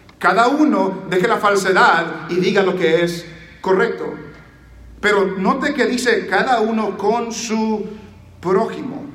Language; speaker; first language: Spanish; early bilingual, heritage; Spanish